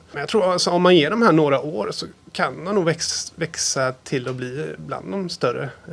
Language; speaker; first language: Swedish; native; Swedish